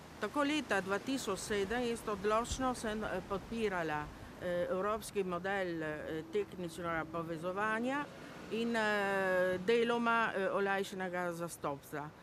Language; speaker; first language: Slovenian; native; Slovenian